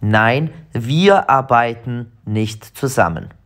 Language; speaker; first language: German; non-native, fluent; Serbian